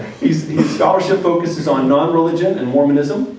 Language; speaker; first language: English; native; English